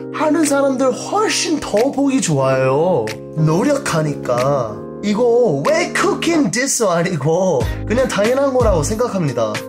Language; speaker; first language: Korean; non-native, fluent; English